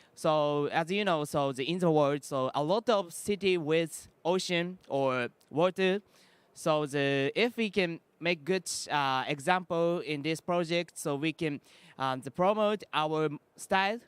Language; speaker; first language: English; non-native, learner; Japanese